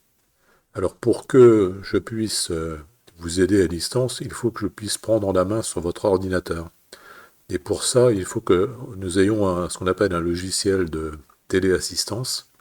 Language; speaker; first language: French; native; French